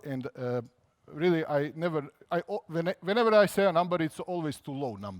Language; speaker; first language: English; non-native, fluent; Croatian